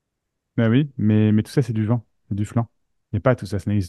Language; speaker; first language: French; native; French